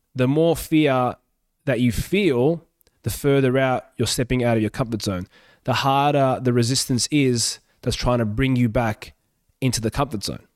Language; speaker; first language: English; early bilingual, other home language; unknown